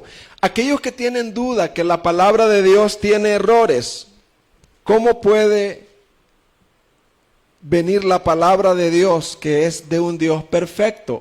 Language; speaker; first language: Spanish; native; Spanish